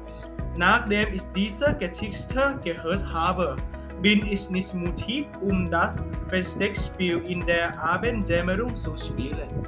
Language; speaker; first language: German; non-native, learner; Thai